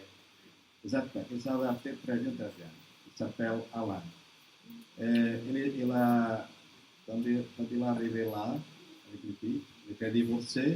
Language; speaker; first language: French; non-native, learner; Portuguese